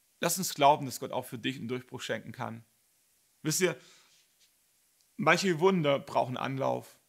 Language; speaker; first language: German; native; German